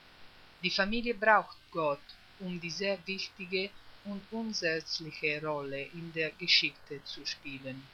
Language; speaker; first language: German; non-native, fluent; Italian